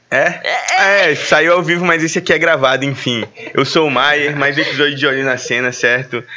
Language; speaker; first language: Portuguese; native; Portuguese